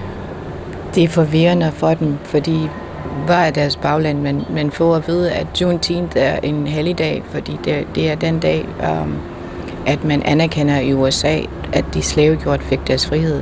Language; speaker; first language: Danish; non-native, fluent; English